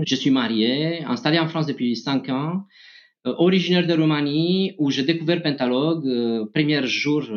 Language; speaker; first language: French; non-native, fluent; Romanian